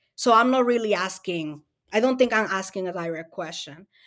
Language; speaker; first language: English; non-native, fluent; Spanish